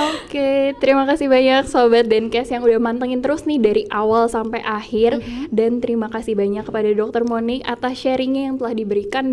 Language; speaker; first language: Indonesian; native; Indonesian